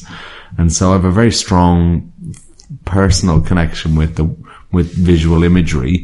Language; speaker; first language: English; native; English